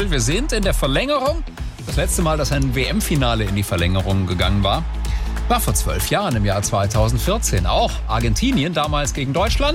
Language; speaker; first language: German; native; German